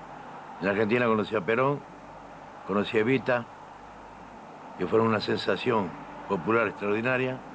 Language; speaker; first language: Spanish; native; Spanish